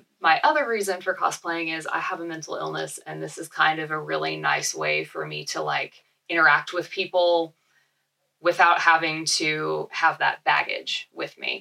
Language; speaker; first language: English; native; English